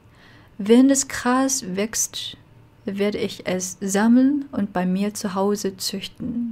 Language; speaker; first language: German; non-native, fluent; Chinese